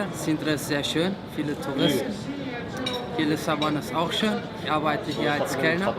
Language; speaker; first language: German; early bilingual, other home language; Portuguese